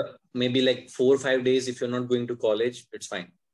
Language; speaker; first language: English; non-native, local second language; Hindi